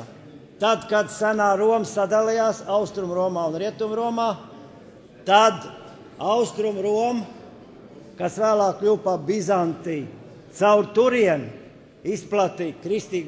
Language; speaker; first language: Latvian; native; Latvian